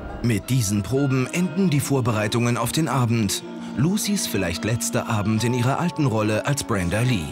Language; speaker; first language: German; native; German